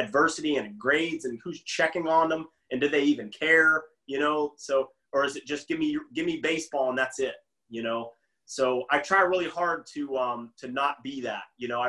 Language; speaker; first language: English; native; English